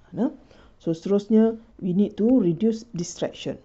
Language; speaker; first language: English; non-native, local second language; Malay